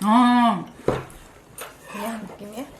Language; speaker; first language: Korean; non-native, fluent; Japanese